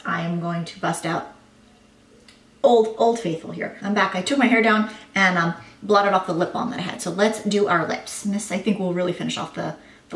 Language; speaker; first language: English; native; English